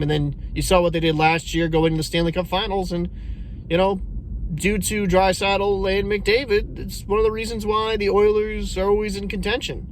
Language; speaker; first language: English; native; English